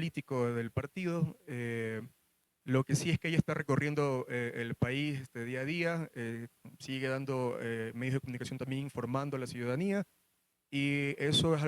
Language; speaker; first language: Spanish; native; Spanish